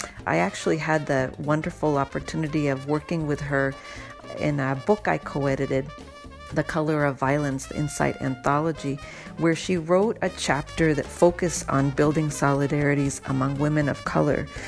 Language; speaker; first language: English; early bilingual, other home language; Spanish